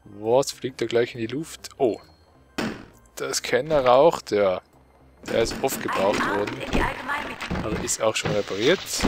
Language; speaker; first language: German; native; German